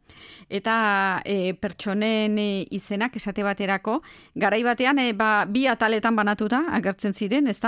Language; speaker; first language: Basque; native; Basque